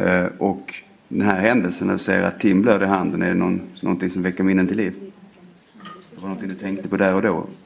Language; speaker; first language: Swedish; native; Swedish